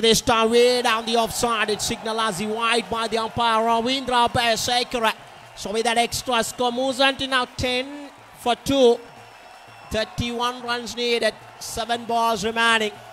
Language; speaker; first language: English; non-native, local second language; Sinhala